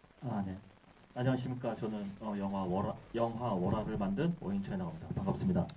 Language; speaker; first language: Korean; native; Korean